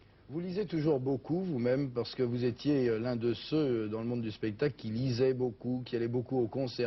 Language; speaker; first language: French; native; French